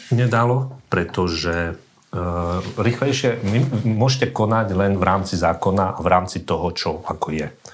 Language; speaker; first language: Slovak; native; Slovak